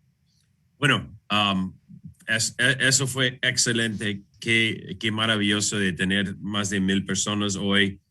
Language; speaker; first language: Spanish; non-native, fluent; English